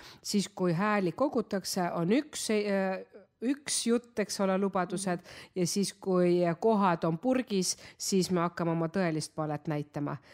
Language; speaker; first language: Estonian; non-native, local second language; Russian